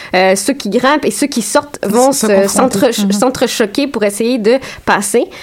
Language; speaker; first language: French; native; French